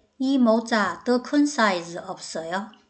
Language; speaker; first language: Korean; non-native, fluent; Chinese